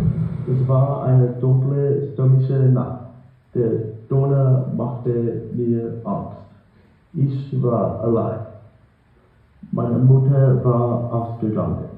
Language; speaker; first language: German; non-native, learner; English